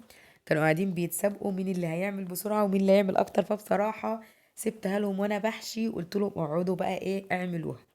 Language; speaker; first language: Arabic; native; Arabic